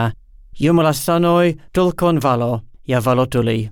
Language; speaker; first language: Finnish; non-native, learner; English